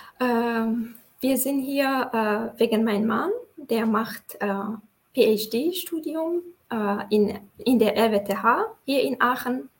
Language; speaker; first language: German; non-native, fluent; Tajik